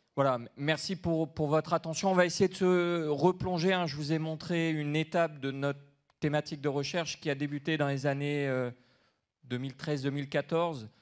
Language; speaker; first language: French; native; French